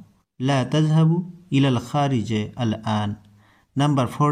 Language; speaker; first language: Arabic; non-native, fluent; Assamese